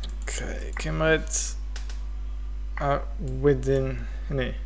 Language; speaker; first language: Welsh; non-native, fluent; English